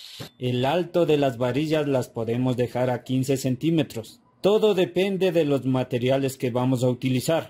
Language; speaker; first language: Spanish; native; Spanish